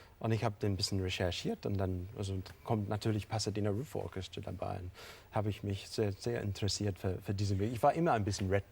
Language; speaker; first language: German; non-native, fluent; English